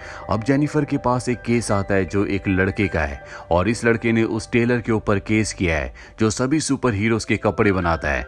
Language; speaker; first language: Hindi; native; Hindi